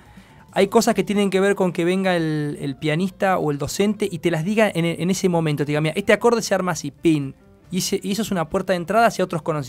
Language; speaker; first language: Spanish; native; Spanish